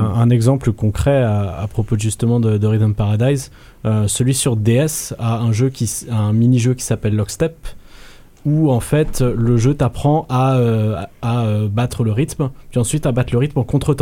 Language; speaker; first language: French; native; French